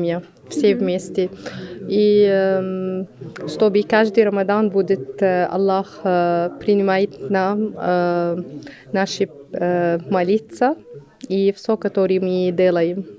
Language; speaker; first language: Russian; non-native, learner; Arabic